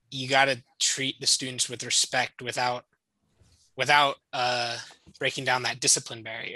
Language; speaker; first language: English; native; English